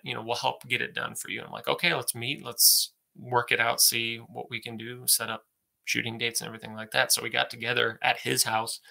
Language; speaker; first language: English; native; English